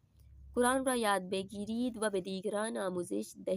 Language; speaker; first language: Persian; non-native, fluent; Urdu